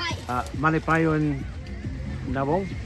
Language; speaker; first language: Cebuano; non-native, learner; English